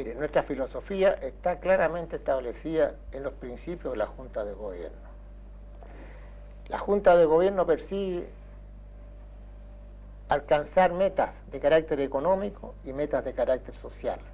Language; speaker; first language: Spanish; native; Spanish